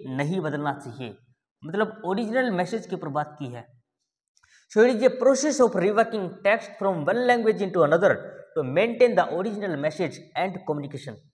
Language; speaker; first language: Hindi; native; Hindi